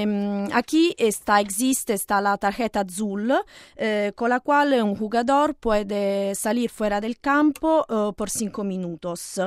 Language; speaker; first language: Spanish; non-native, learner; Italian